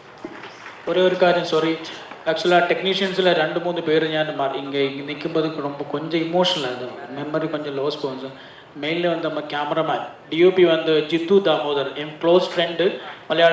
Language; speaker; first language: Tamil; non-native, learner; Malayalam